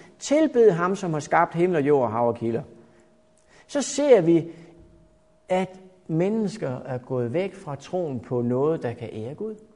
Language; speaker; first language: Danish; native; Danish